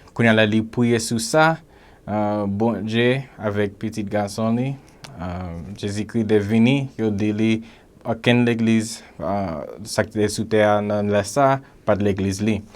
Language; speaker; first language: Haitian Creole; non-native, learner; English